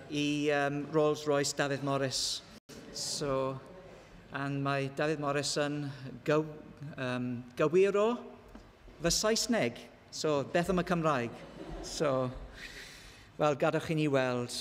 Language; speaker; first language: Welsh; non-native, learner; English